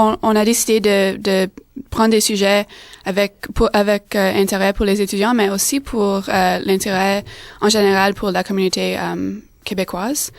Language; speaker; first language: French; non-native, fluent; English